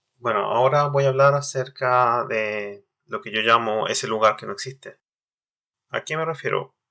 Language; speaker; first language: Spanish; native; Spanish